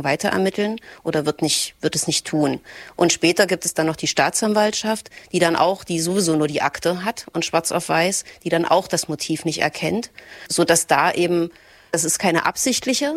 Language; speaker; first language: German; native; German